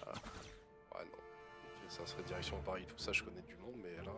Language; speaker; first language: French; native; French